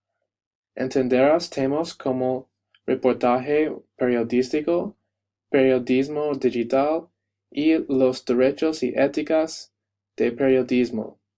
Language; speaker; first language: Spanish; non-native, learner; English